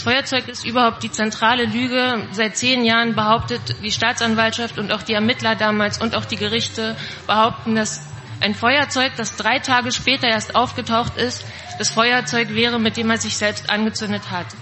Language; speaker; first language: German; native; German